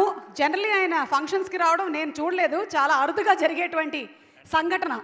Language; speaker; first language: Telugu; native; Telugu